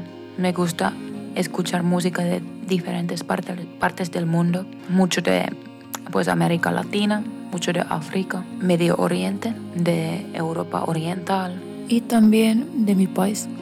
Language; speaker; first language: Spanish; non-native, fluent; Finnish